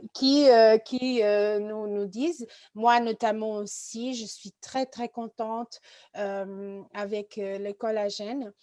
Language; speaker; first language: French; non-native, fluent; Portuguese